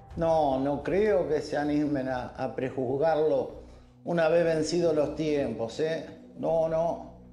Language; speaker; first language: Spanish; native; Spanish